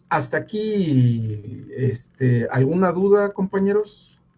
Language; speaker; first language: Spanish; native; Spanish